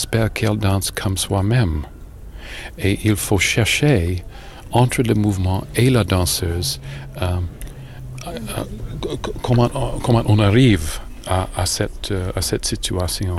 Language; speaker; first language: French; non-native, fluent; English